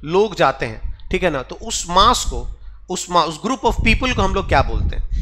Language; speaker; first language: Hindi; non-native, local second language; Odia